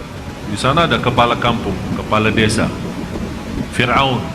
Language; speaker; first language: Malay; non-native, fluent; Arabic